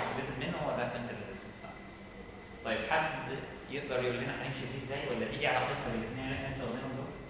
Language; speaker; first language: Arabic; native; Arabic